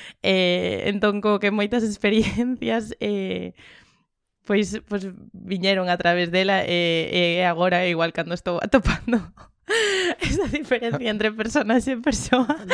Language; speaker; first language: Galician; non-native, local second language; Spanish